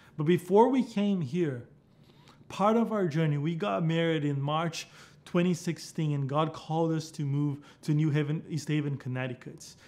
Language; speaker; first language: English; non-native, fluent; Portuguese